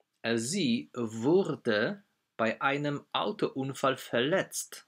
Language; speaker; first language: German; non-native, fluent; Polish